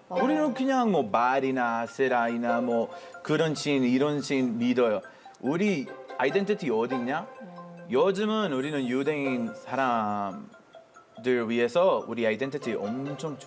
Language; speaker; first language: Korean; non-native, fluent; Hebrew